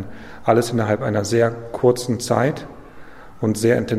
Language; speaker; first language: German; native; German